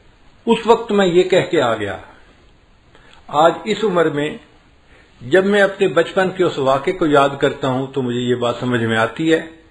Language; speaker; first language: Urdu; native; Urdu